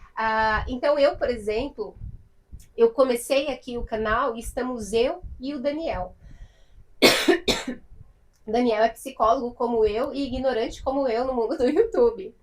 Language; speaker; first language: Portuguese; native; Portuguese